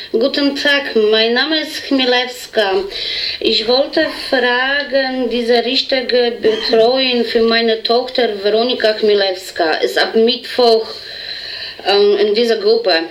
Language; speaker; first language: German; non-native, learner; Polish